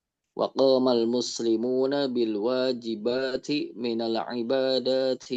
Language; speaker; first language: Arabic; non-native, learner; Indonesian